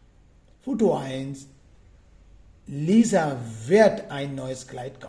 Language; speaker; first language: German; non-native, fluent; Sinhala